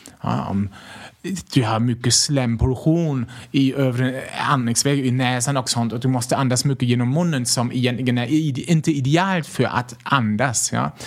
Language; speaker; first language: Swedish; non-native, fluent; German